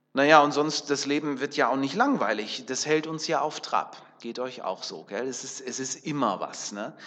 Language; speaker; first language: German; early bilingual, other home language; Russian